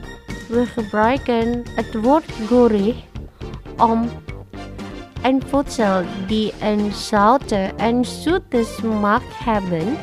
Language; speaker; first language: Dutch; non-native, learner; Indonesian